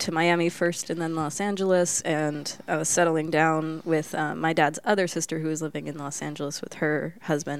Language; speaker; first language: English; early bilingual, other home language; Spanish